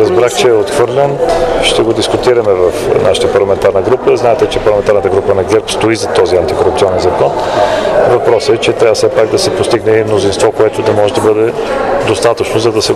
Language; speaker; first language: Bulgarian; native; Bulgarian